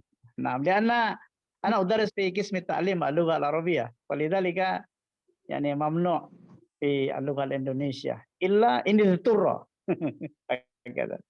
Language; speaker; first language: Arabic; non-native, fluent; Indonesian